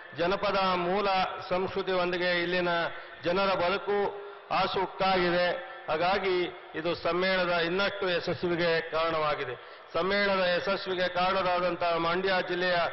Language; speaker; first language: Kannada; native; Kannada